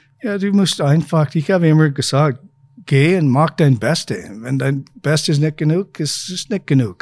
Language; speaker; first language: German; non-native, fluent; English